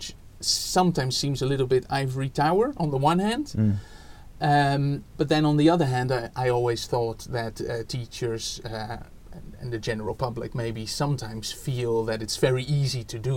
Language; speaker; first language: English; non-native, fluent; Dutch